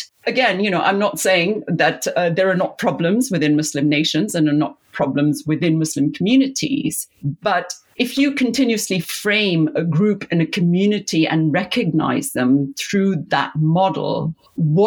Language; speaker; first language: English; non-native, local second language; Urdu